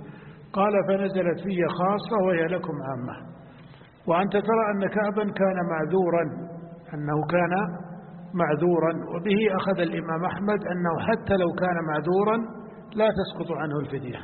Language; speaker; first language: Arabic; native; Arabic